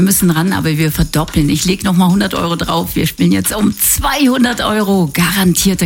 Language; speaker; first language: German; native; German